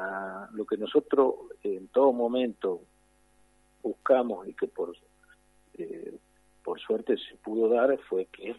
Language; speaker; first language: Spanish; native; Spanish